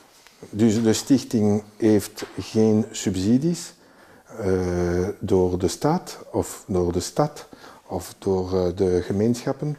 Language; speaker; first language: Dutch; non-native, local second language; French